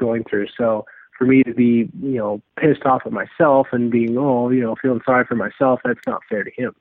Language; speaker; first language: English; native; English